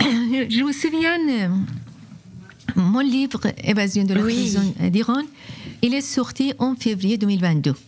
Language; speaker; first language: French; non-native, fluent; Persian